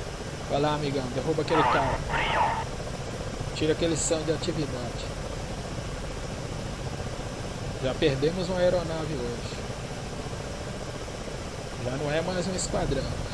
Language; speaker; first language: Portuguese; native; Portuguese